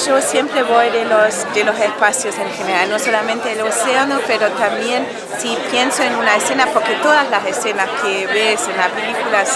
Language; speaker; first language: Spanish; non-native, fluent; German